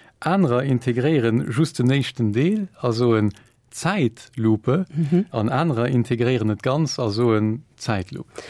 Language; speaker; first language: Luxembourgish; native; Luxembourgish